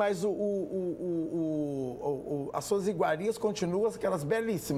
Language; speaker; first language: Portuguese; native; Portuguese